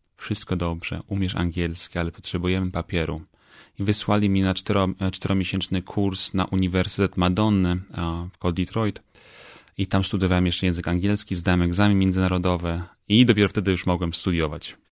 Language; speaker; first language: Polish; native; Polish